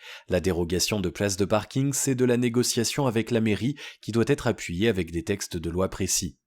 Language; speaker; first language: French; native; French